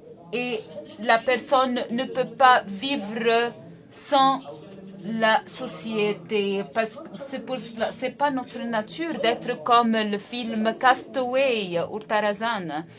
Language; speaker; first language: French; non-native, local second language; Arabic